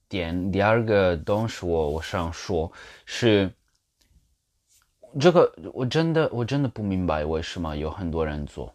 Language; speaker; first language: Chinese; non-native, learner; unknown